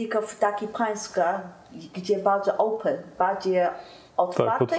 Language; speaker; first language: Polish; non-native, learner; Chinese